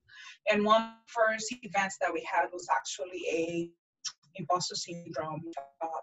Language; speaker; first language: English; non-native, fluent; Portuguese